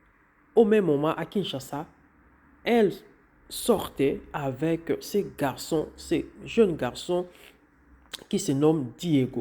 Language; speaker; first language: French; non-native, local second language; Lingala